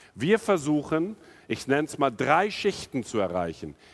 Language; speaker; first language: German; non-native, fluent; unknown